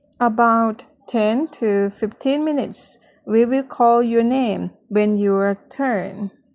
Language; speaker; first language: English; non-native, fluent; Thai